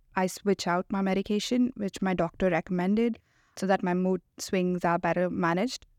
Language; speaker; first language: English; non-native, local second language; Hindi